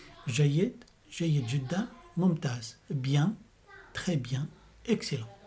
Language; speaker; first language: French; non-native, fluent; Arabic